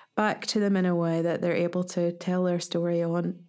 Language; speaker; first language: English; native; English